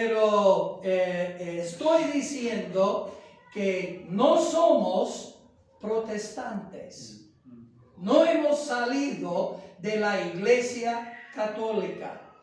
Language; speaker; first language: Spanish; non-native, fluent; English